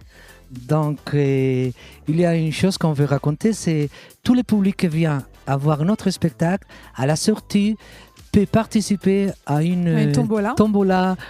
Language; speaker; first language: French; non-native, fluent; Catalan